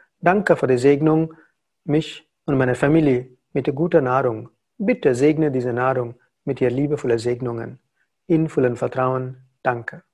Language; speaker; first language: German; non-native, learner; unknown